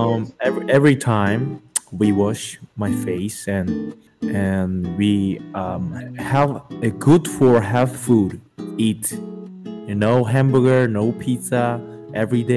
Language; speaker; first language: English; non-native, learner; Korean